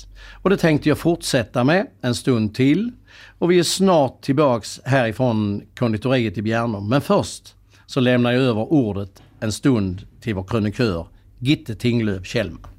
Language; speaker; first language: Swedish; native; Swedish